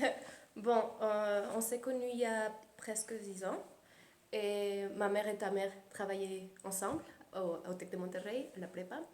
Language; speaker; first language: French; early bilingual, heritage; Spanish